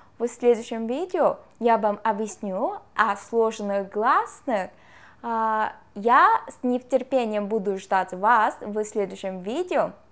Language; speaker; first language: Russian; non-native, fluent; Korean